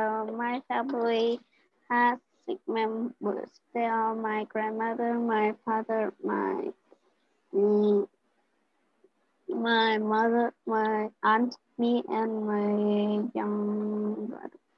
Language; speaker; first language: English; non-native, learner; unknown